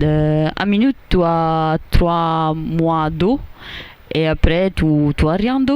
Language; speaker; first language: French; non-native, learner; Italian